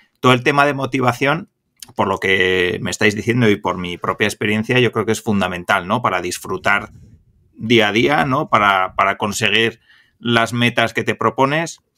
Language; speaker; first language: Spanish; native; Spanish